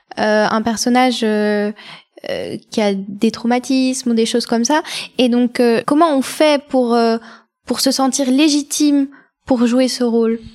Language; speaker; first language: French; non-native, fluent; Bulgarian